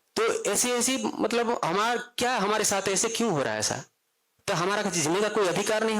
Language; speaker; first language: Hindi; non-native, local second language; Odia